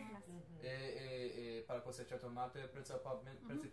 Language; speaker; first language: Spanish; non-native, learner; English